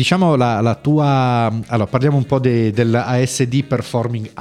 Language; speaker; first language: Italian; native; Italian